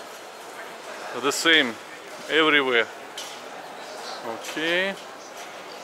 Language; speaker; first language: English; non-native, fluent; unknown